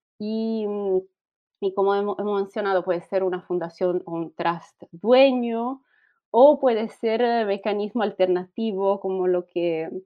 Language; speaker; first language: Spanish; non-native, fluent; Italian